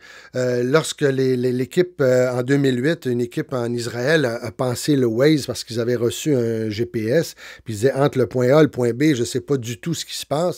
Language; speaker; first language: French; native; French